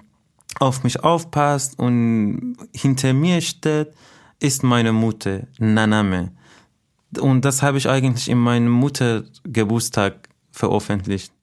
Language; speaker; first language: German; non-native, fluent; Persian